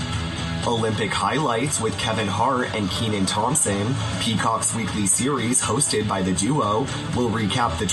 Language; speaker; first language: English; native; English